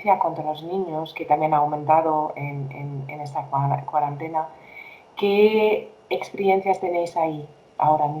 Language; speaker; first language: Spanish; non-native, fluent; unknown